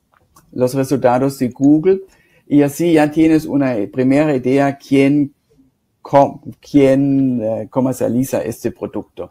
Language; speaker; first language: Spanish; non-native, fluent; German